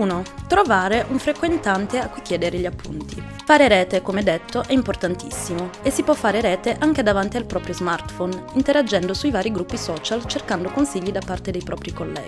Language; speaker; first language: Italian; native; Italian